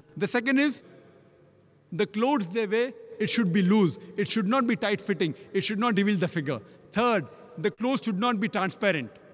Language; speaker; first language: English; non-native, local second language; Konkani